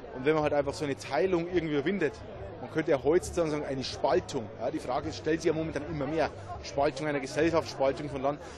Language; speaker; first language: German; native; German